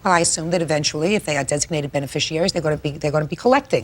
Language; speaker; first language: English; native; English